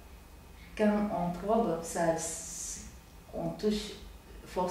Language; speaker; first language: French; non-native, learner; Japanese